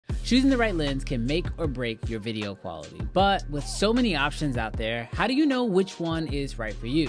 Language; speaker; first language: English; native; English